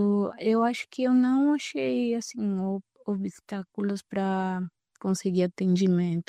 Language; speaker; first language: Portuguese; non-native, fluent; Spanish